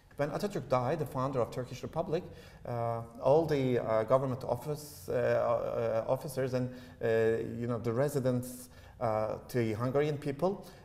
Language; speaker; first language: English; non-native, fluent; Turkish